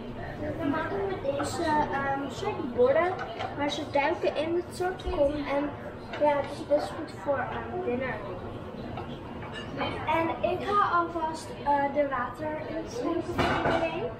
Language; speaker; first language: Dutch; early bilingual, other home language; Indonesian